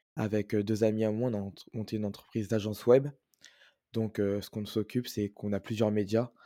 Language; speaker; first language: French; native; French